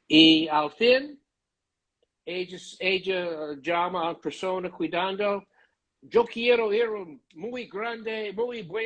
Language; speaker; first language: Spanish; non-native, learner; English